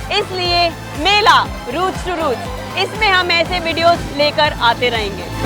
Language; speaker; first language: Hindi; native; Hindi